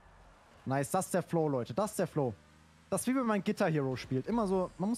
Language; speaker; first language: German; native; German